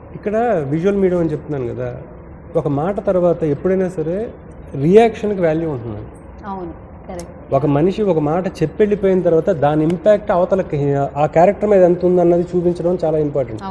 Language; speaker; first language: Telugu; native; Telugu